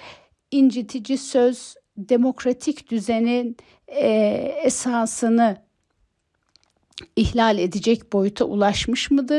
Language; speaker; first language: Turkish; native; Turkish